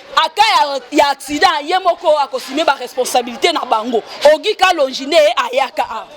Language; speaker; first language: Lingala; native; Lingala